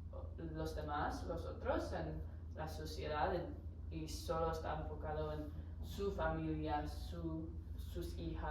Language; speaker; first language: Spanish; non-native, learner; English